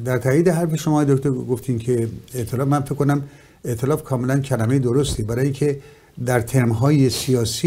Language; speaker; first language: Persian; native; Persian